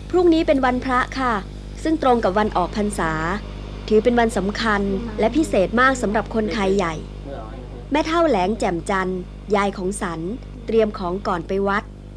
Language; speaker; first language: Thai; native; Thai